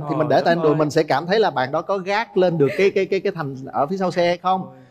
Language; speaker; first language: Vietnamese; native; Vietnamese